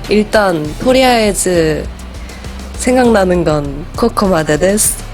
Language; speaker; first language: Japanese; non-native, learner; Korean